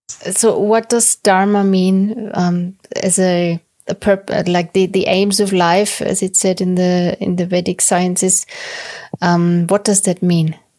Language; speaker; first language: English; non-native, fluent; German